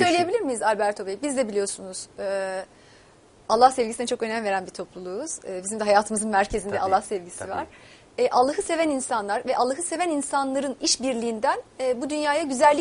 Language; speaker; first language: Turkish; native; Turkish